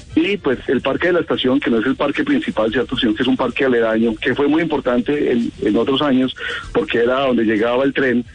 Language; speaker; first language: Spanish; native; Spanish